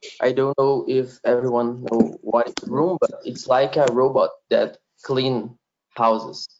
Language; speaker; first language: English; non-native, learner; Portuguese